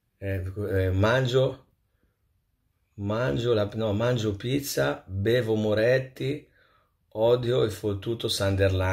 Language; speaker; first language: Italian; native; Italian